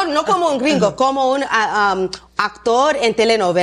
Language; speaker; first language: Spanish; non-native, learner; English